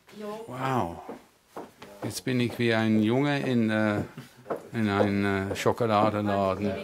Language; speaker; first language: German; non-native, fluent; English